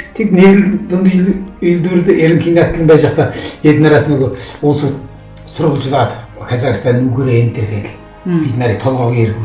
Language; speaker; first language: Mongolian; non-native, local second language; Kazakh